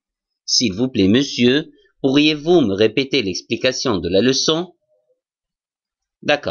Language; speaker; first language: French; non-native, fluent; Arabic